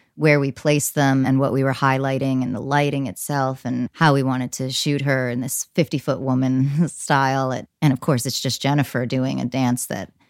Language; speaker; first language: English; native; English